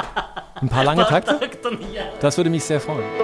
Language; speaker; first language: German; native; German